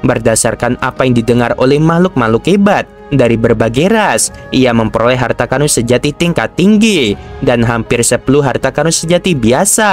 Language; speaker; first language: Indonesian; native; Indonesian